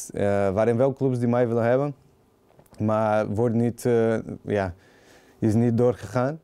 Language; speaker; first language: Dutch; non-native, learner; Portuguese